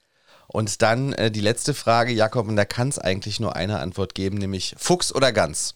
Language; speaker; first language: German; native; German